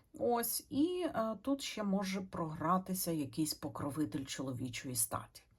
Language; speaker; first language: Ukrainian; non-native, local second language; Russian